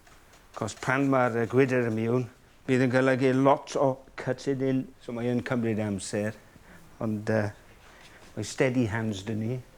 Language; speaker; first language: Welsh; non-native, local second language; English